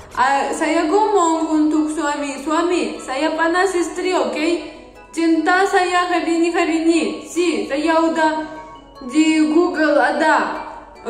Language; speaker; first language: Indonesian; non-native, learner; Russian